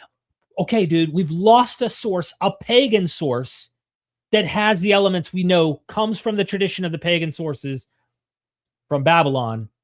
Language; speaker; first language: English; native; English